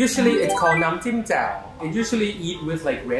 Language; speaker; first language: English; non-native, fluent; Thai